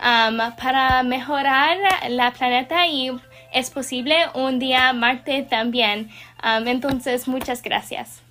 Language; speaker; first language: Spanish; non-native, learner; English